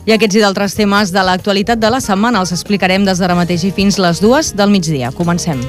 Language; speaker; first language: Catalan; native; Catalan